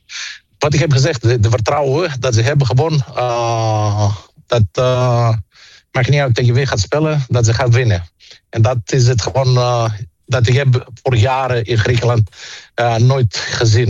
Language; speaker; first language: Dutch; non-native, fluent; Greek